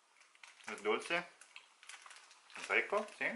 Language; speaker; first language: Spanish; non-native, learner; Norwegian